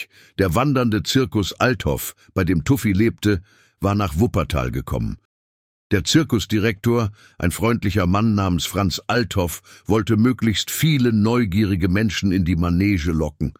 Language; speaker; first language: German; native; German